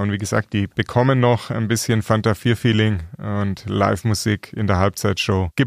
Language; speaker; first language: German; native; German